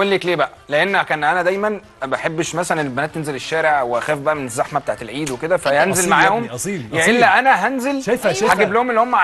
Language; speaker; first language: Arabic; native; Arabic